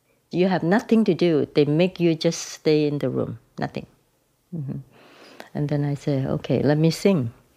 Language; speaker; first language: English; non-native, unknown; Vietnamese